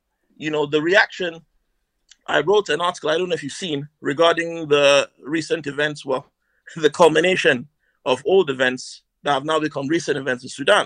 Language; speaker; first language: English; non-native, local second language; Hausa